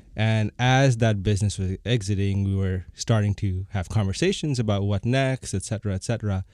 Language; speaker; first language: English; non-native, fluent; Bangla